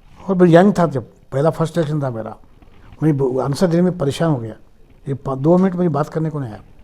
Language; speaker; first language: Hindi; non-native, local second language; Marathi